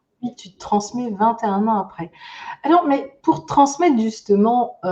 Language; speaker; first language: French; native; French